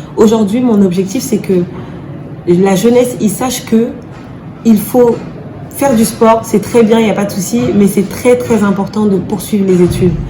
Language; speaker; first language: French; early bilingual, other home language; Wolof